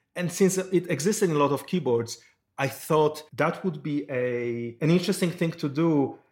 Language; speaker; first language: English; non-native, fluent; Polish